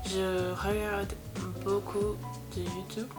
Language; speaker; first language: French; non-native, learner; English